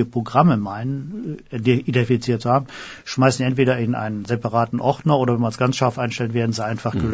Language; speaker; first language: German; native; German